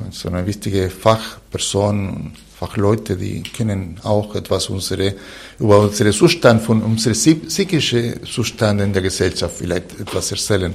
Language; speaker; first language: German; non-native, fluent; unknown